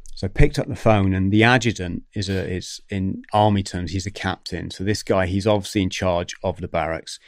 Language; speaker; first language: English; native; English